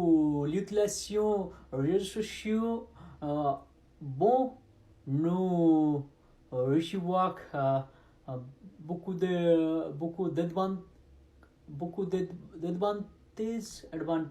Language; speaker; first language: French; non-native, learner; Nepali